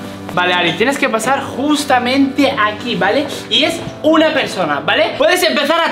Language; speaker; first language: Spanish; native; Spanish